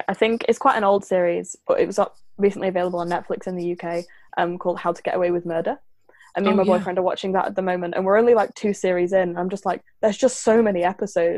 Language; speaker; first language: English; native; English